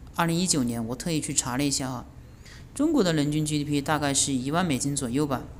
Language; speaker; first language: Chinese; native; Chinese